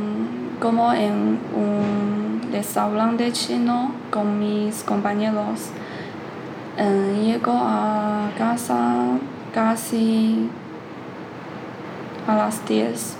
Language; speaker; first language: Spanish; non-native, learner; Chinese